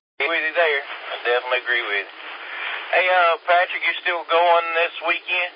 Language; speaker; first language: English; native; English